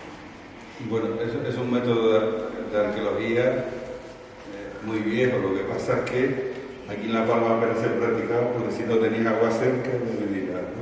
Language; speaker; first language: Spanish; native; Spanish